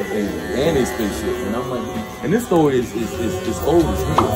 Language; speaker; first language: English; native; English